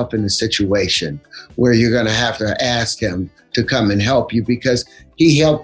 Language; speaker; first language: English; native; English